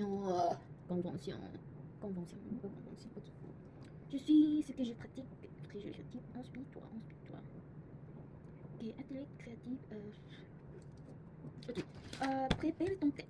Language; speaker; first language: French; non-native, learner; Korean